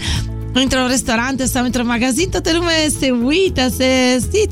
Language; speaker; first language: Romanian; non-native, fluent; Italian